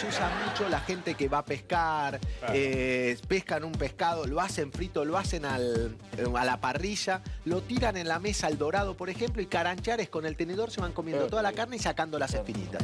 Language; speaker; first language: Spanish; native; Spanish